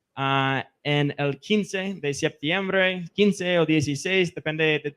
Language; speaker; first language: Spanish; non-native, fluent; English